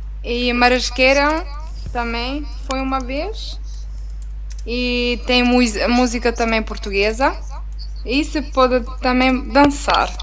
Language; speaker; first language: Portuguese; non-native, learner; Italian